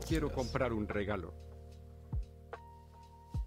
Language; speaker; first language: Spanish; non-native, learner; English